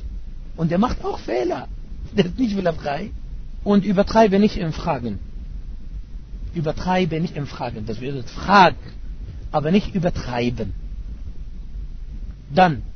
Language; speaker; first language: German; non-native, fluent; Arabic